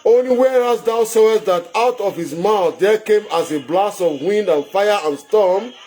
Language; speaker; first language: English; non-native, local second language; Yoruba